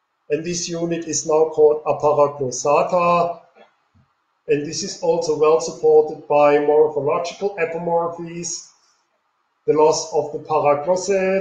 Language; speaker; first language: English; non-native, fluent; German